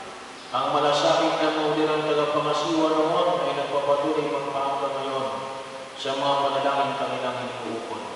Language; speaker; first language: Filipino; native; Filipino